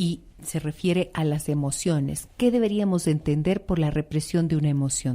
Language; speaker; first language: Spanish; native; Spanish